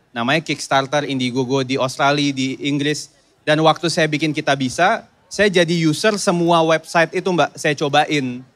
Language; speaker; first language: Indonesian; native; Indonesian